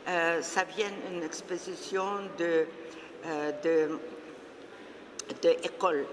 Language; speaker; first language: French; non-native, fluent; Russian